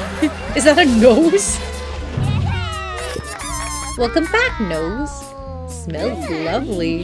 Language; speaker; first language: English; native; English